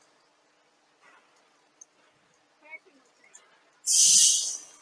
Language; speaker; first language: English; non-native, fluent; Chinese